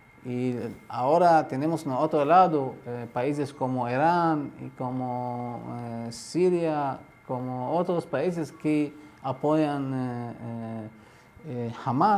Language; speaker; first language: Spanish; non-native, learner; Arabic